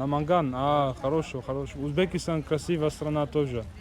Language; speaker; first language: Russian; non-native, learner; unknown